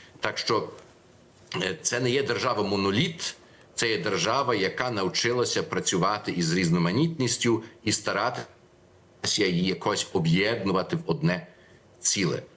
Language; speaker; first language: Ukrainian; early bilingual, heritage; Ukrainian